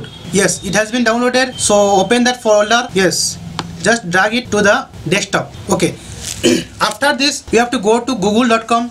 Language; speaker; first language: English; non-native, local second language; Hindi